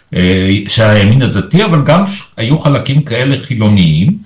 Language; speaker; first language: Hebrew; early bilingual, other home language; Polish